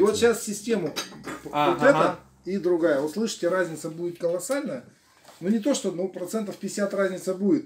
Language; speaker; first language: Russian; native; Russian